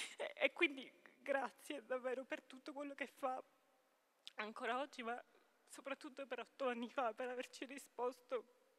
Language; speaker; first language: Italian; non-native, fluent; Hebrew